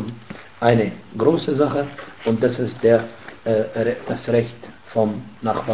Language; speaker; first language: German; non-native, fluent; Arabic